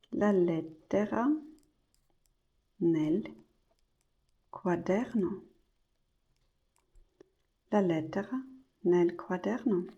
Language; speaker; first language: Italian; non-native, learner; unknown